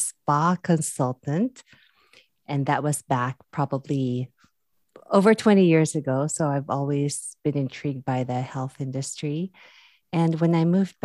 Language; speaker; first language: English; non-native, local second language; Filipino